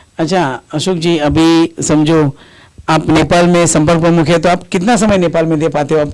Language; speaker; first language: Hindi; native; Hindi